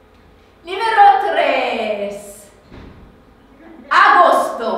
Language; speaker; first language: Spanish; non-native, learner; English